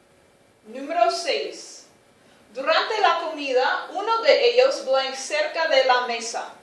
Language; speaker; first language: Spanish; non-native, fluent; English